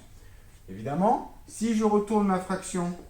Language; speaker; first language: French; native; French